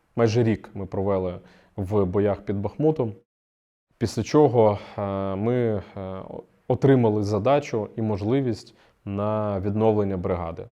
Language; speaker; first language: Ukrainian; native; Ukrainian